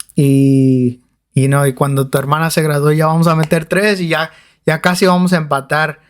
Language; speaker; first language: Spanish; native; Spanish